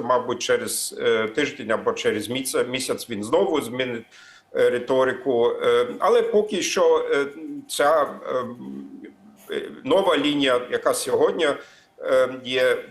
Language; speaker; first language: Ukrainian; non-native, fluent; German